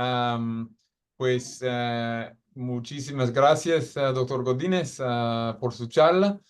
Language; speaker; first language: Spanish; non-native, fluent; English